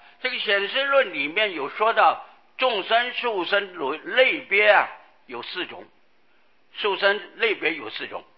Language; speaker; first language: Chinese; non-native, local second language; Hakka Chinese